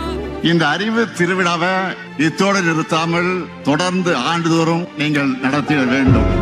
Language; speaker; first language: Tamil; native; Tamil